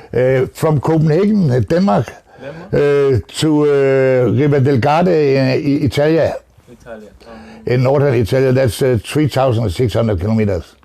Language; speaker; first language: English; non-native, fluent; Danish